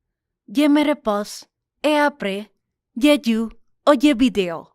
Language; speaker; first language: French; non-native, learner; Spanish